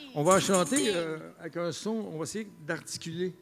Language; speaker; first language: French; native; French